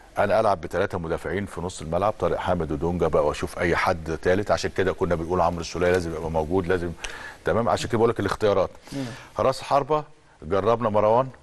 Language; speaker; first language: Egyptian Arabic; native; Egyptian Arabic